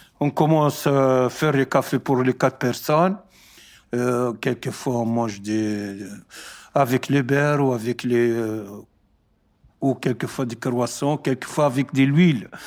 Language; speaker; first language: French; non-native, learner; Arabic